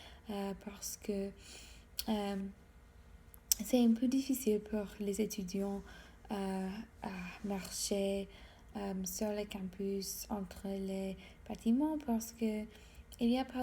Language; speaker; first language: French; non-native, learner; English